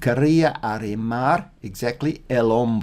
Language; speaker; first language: Spanish; non-native, learner; English